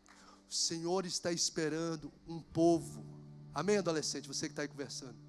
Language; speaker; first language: Portuguese; native; Portuguese